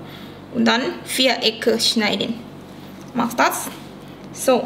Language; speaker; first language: German; non-native, learner; Thai